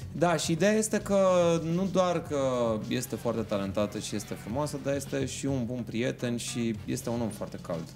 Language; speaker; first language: Romanian; native; Romanian